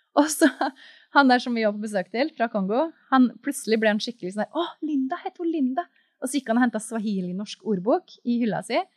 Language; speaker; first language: Norwegian; native; Norwegian